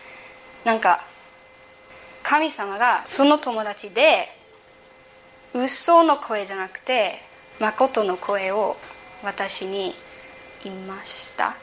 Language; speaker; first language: Japanese; early bilingual, heritage; English